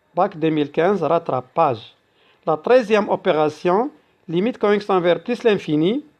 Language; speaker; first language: French; non-native, local second language; Arabic